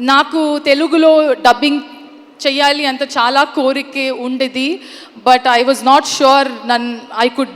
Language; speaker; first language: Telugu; non-native, learner; Kannada